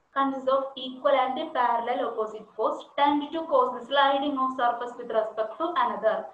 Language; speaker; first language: English; non-native, local second language; Malayalam